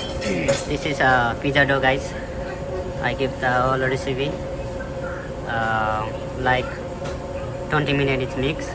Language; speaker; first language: English; non-native, learner; Nepali